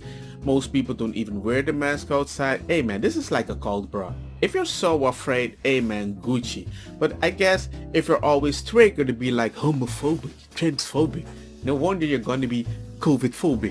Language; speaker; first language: English; non-native, fluent; Spanish